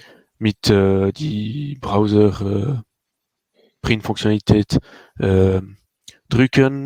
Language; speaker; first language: German; non-native, learner; French